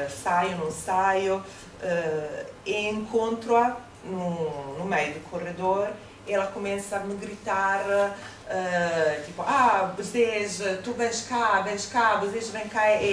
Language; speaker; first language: Portuguese; non-native, fluent; Italian